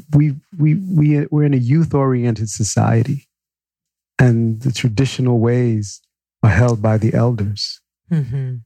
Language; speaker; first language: English; native; English